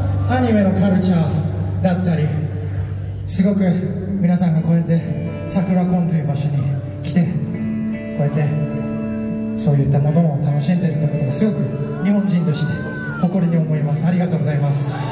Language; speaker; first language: Japanese; native; Japanese